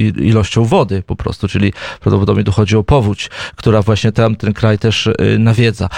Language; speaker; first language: Polish; native; Polish